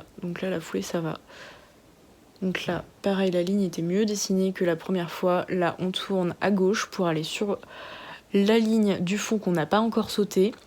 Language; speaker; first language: French; native; French